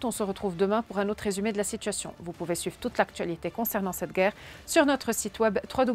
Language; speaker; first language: French; non-native, local second language; Arabic